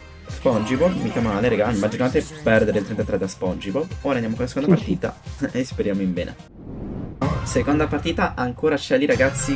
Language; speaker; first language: Italian; native; Italian